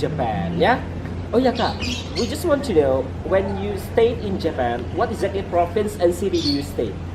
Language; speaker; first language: English; non-native, fluent; Indonesian